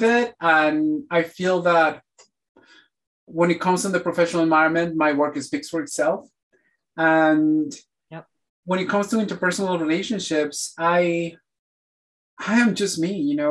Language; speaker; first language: English; non-native, fluent; Spanish